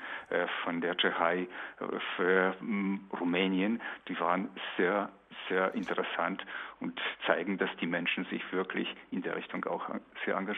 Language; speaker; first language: German; non-native, fluent; Polish